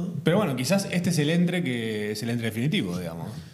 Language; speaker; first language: Spanish; native; Spanish